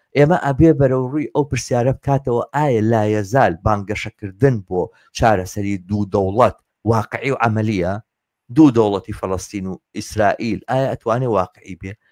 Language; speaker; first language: Central Kurdish; native; Central Kurdish